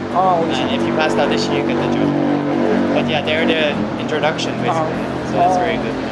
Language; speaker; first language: English; non-native, fluent; Dutch